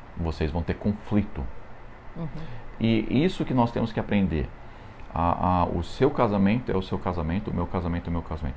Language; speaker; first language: Portuguese; non-native, fluent; English